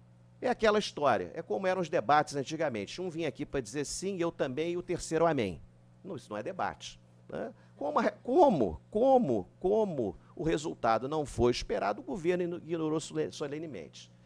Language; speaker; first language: Portuguese; native; Portuguese